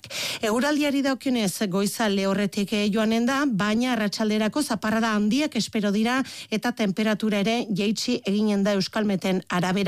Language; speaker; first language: Basque; native; Basque